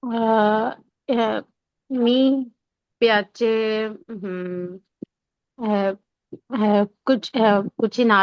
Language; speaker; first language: Italian; non-native, learner; Urdu